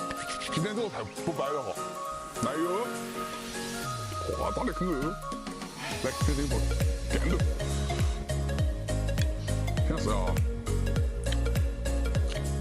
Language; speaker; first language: Chinese; native; Chinese